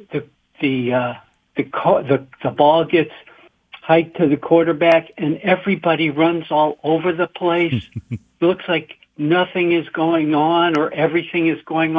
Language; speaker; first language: English; native; English